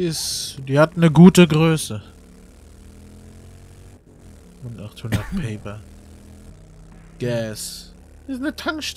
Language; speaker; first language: German; native; German